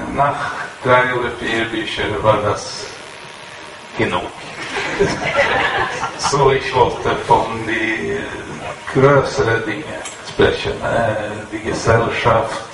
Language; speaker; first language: German; non-native, fluent; Swedish